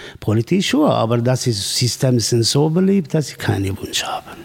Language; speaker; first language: German; non-native, learner; Kurdish